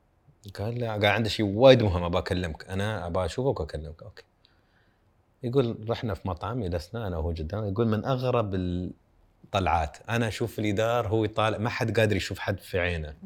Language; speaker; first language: Arabic; native; Arabic